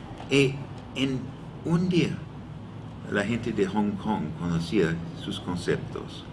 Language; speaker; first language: Spanish; non-native, learner; English